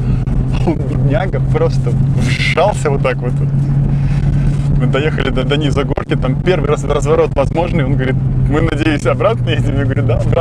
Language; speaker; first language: Russian; native; Russian